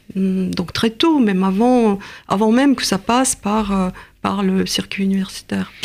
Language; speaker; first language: French; non-native, fluent; Russian